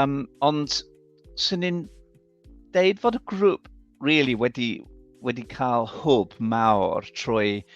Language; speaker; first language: Welsh; non-native, fluent; English